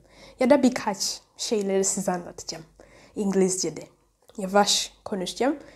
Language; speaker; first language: Turkish; non-native, learner; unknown